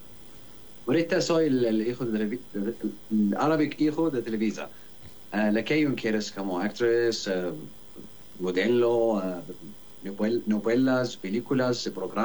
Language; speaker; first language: Spanish; non-native, learner; Arabic